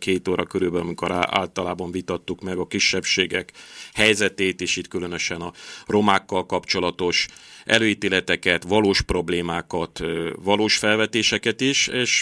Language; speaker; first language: Hungarian; native; Hungarian